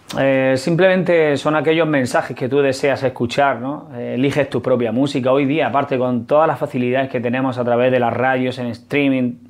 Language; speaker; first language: Spanish; native; Spanish